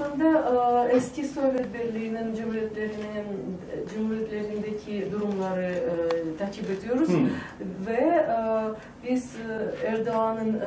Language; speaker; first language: Turkish; non-native, fluent; Tajik